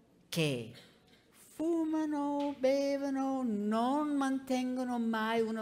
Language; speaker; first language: Italian; non-native, fluent; English